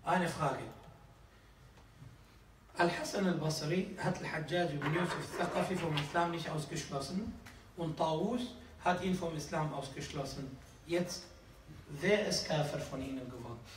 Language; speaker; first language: German; non-native, fluent; Arabic